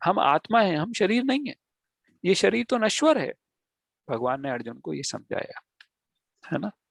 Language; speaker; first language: Hindi; native; Hindi